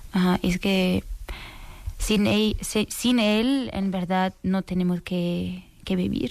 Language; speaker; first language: Spanish; non-native, learner; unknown